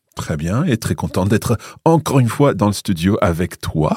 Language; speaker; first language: French; non-native, fluent; English